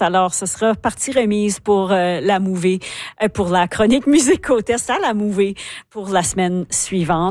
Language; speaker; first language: French; native; French